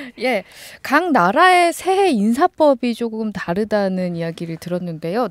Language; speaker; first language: Korean; native; Korean